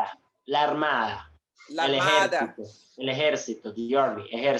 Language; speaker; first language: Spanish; non-native, fluent; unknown